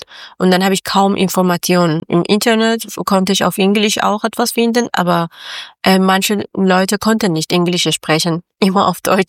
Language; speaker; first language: German; non-native, learner; Persian